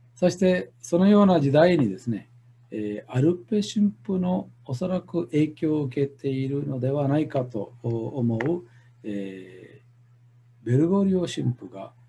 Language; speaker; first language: Japanese; non-native, fluent; Malayalam